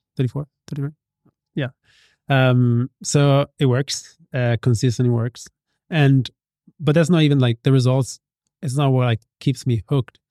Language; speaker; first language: English; non-native, fluent; Italian